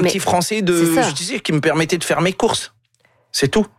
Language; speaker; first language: French; non-native, local second language; Arabic